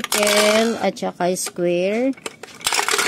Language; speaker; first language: Filipino; native; Filipino